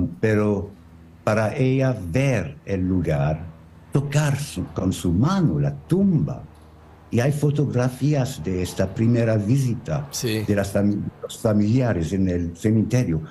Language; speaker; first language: Spanish; non-native, learner; French